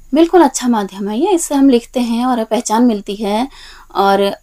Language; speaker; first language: Hindi; native; Hindi